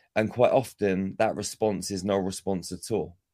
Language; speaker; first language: English; native; English